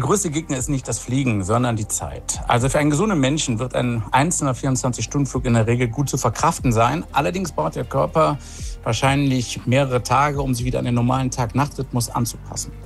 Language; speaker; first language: German; native; German